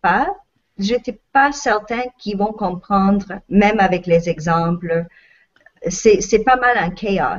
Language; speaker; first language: French; non-native, local second language; English